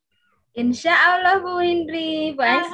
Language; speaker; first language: Indonesian; native; Indonesian